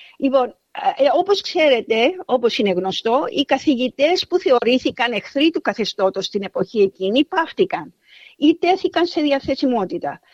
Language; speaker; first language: Greek; native; Greek